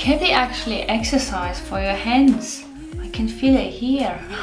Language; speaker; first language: English; non-native, learner; Polish